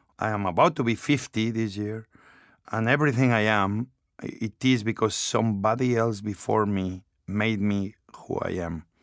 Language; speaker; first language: English; non-native, fluent; Spanish